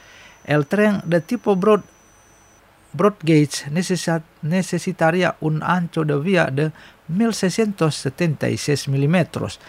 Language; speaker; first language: Spanish; non-native, fluent; Indonesian